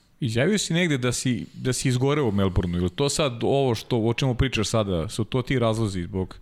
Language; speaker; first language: Serbian; native; Serbian